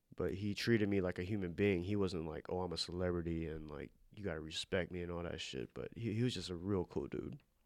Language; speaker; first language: English; early bilingual, other home language; Korean